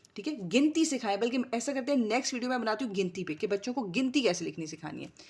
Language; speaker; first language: Urdu; native; Urdu